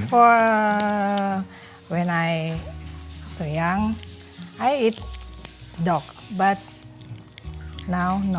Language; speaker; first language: English; non-native, learner; Indonesian